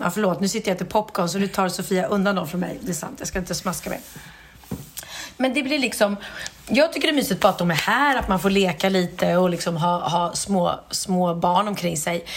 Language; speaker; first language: Swedish; native; Swedish